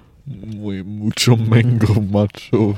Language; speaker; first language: Spanish; non-native, learner; English